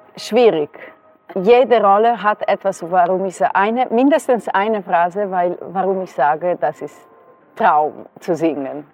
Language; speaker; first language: German; non-native, fluent; Serbian